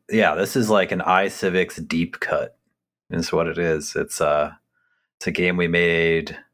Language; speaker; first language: English; native; English